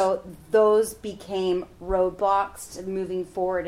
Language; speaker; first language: English; native; English